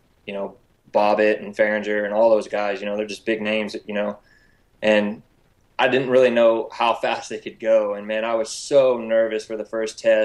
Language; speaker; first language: English; native; English